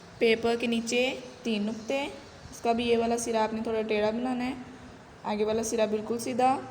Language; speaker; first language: Urdu; non-native, local second language; Punjabi